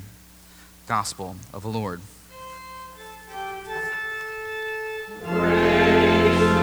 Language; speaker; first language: English; native; English